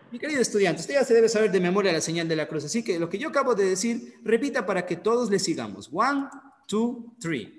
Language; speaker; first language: Spanish; native; Spanish